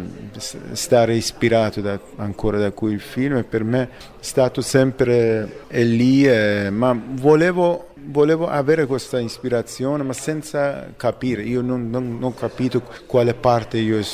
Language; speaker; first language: Italian; non-native, fluent; Persian